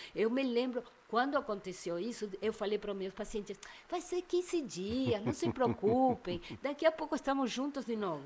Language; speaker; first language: Portuguese; non-native, fluent; Spanish